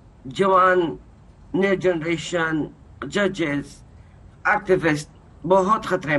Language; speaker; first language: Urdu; non-native, learner; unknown